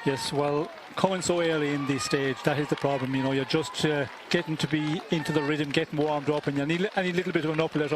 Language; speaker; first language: English; native; English